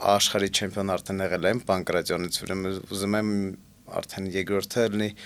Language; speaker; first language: Armenian; early bilingual, heritage; Armenian